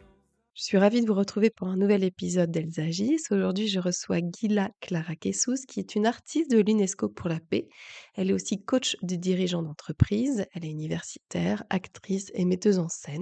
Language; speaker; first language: French; native; French